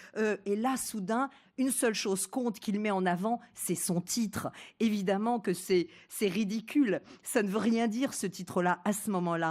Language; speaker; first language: French; native; French